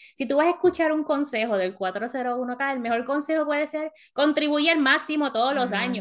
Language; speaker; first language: Spanish; early bilingual, heritage; Spanish